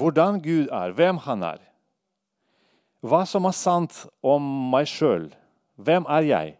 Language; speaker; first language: Norwegian; non-native, fluent; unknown